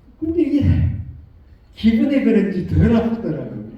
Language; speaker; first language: Korean; native; Korean